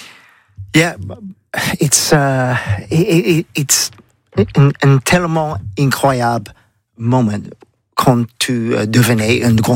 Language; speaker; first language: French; non-native, learner; English